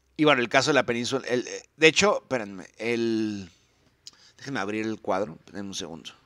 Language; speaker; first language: Spanish; native; Spanish